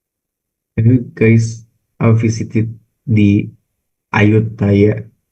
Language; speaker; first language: English; non-native, learner; Indonesian